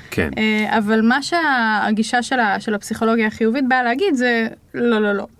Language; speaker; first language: Hebrew; native; Hebrew